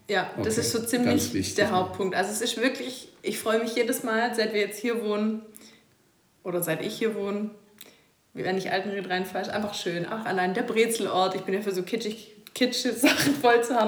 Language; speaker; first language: German; native; German